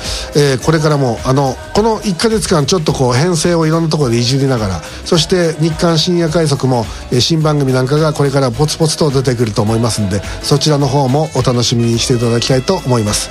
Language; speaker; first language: Japanese; native; Japanese